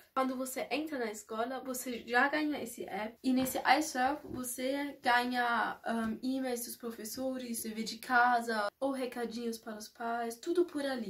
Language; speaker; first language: Portuguese; early bilingual, heritage; Portuguese